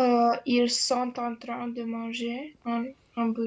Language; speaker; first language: French; non-native, learner; Romanian